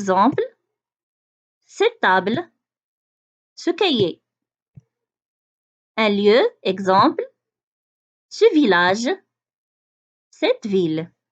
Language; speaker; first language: French; non-native, local second language; Arabic